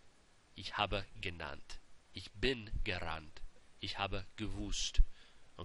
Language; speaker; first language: German; non-native, fluent; English